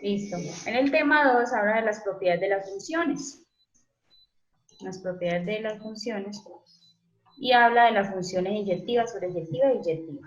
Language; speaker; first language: Spanish; native; Spanish